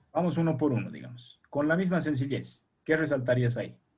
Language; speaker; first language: Spanish; native; Spanish